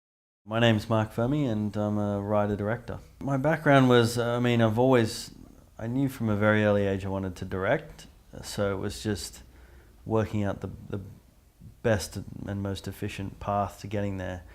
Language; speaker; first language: English; native; English